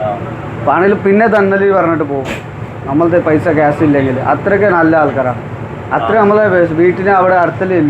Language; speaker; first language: Malayalam; non-native, fluent; Nepali